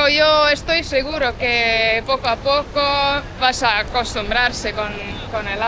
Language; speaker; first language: Spanish; non-native, fluent; Estonian